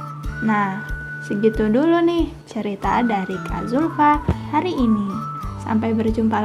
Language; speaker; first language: Indonesian; native; Indonesian